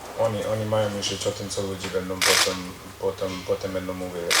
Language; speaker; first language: Polish; non-native, learner; Croatian